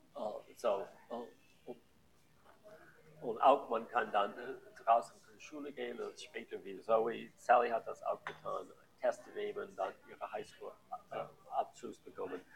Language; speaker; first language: German; non-native, fluent; English